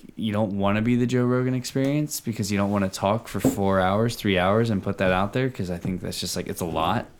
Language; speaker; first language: English; native; English